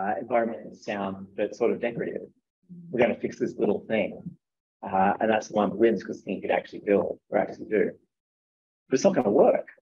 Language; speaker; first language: English; native; English